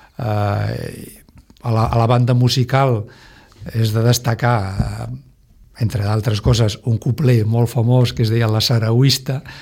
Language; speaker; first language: Catalan; non-native, local second language; Spanish